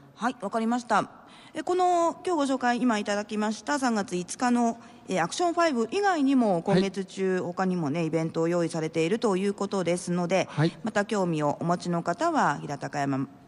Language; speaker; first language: Japanese; native; Japanese